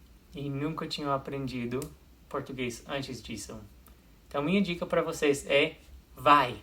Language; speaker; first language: Portuguese; non-native, fluent; English